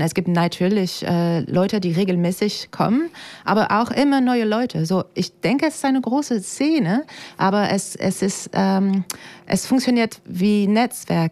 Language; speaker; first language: German; non-native, learner; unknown